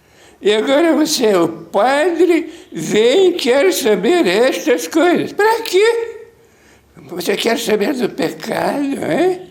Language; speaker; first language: Portuguese; non-native, fluent; Lithuanian